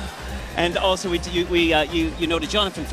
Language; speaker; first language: English; native; English